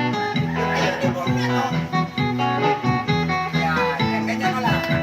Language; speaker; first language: Filipino; native; Filipino